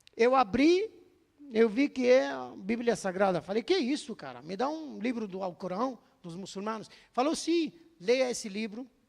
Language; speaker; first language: Portuguese; non-native, fluent; Arabic